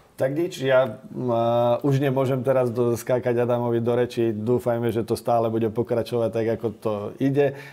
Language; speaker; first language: Slovak; native; Slovak